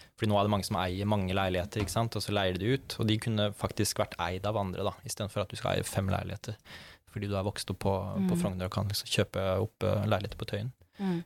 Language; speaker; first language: Norwegian; native; Norwegian